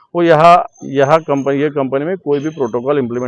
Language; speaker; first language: Hindi; non-native, local second language; Marathi